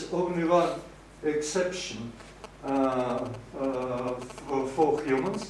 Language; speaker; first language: English; non-native, fluent; Russian